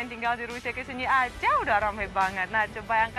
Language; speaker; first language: Indonesian; non-native, fluent; Russian